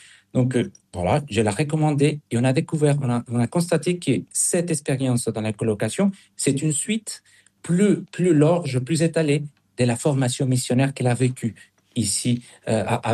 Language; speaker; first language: French; non-native, fluent; Spanish